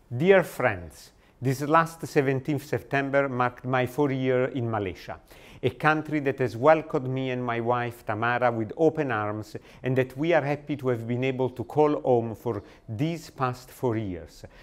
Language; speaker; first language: English; non-native, fluent; Italian